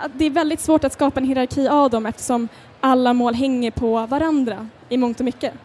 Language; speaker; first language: Swedish; native; Swedish